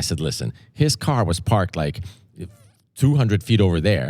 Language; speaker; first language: English; native; English